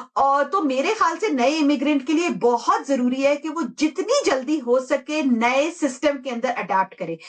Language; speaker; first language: Urdu; native; Urdu